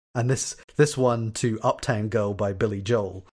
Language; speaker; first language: English; native; English